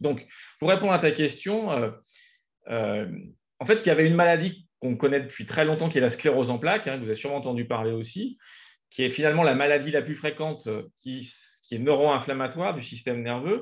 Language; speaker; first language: French; native; French